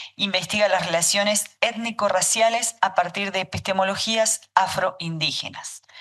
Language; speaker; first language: Spanish; native; Spanish